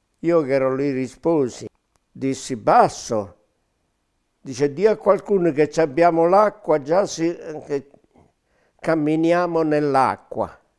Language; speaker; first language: Italian; native; Italian